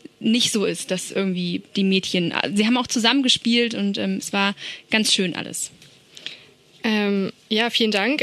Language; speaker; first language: German; native; German